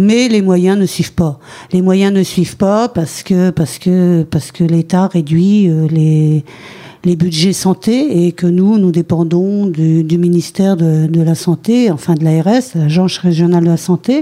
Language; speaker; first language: French; native; French